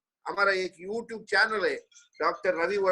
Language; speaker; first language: Hindi; non-native, local second language; Telugu